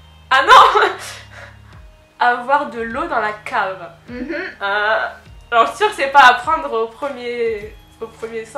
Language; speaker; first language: French; native; French